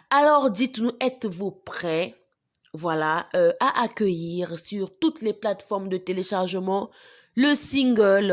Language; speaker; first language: French; non-native, local second language; Lingala